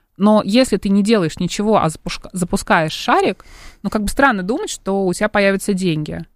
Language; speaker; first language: Russian; native; Russian